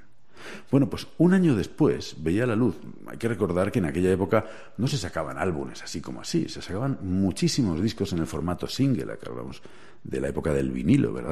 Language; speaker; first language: Spanish; native; Spanish